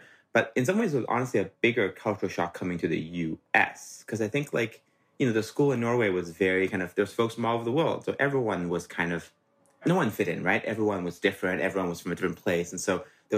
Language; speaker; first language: English; non-native, local second language; Cantonese